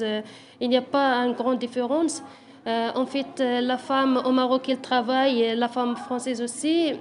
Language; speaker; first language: French; non-native, learner; Arabic